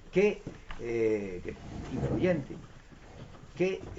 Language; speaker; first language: Spanish; non-native, local second language; Galician